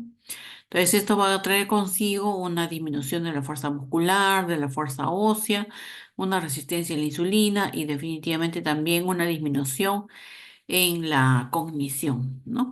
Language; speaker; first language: Spanish; native; Spanish